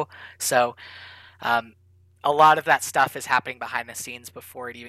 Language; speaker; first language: English; native; English